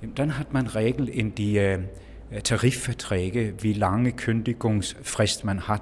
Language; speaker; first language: German; non-native, fluent; Danish